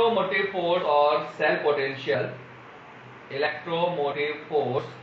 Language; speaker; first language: English; non-native, local second language; Hindi